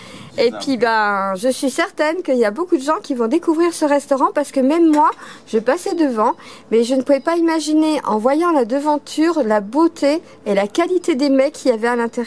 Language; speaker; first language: French; native; French